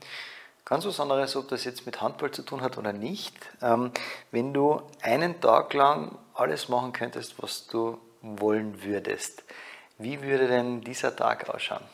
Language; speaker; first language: German; native; German